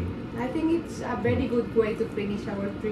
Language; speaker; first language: English; non-native, learner; Spanish